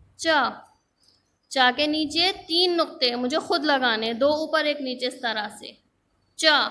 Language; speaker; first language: Urdu; native; Urdu